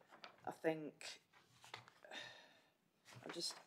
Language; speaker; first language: English; native; English